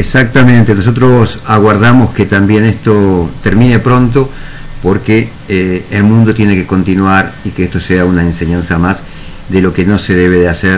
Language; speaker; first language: Spanish; native; Spanish